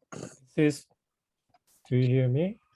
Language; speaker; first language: English; non-native, fluent; Korean